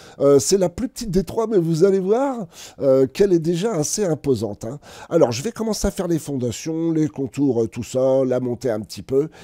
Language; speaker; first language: French; native; French